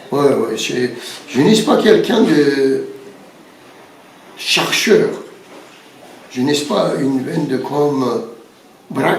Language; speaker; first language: French; non-native, fluent; Turkish